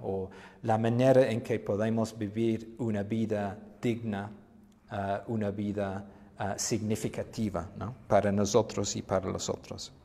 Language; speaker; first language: Spanish; non-native, fluent; English